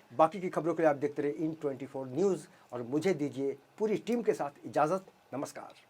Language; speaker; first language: Hindi; native; Hindi